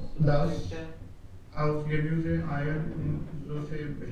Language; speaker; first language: German; non-native, learner; Hindi